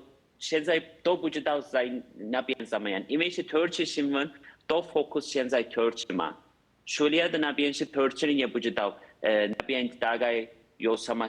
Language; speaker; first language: Chinese; non-native, fluent; Turkish